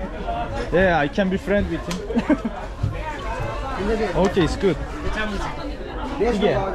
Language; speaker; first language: English; non-native, learner; Turkish